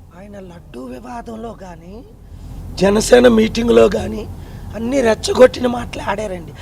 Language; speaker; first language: Telugu; native; Telugu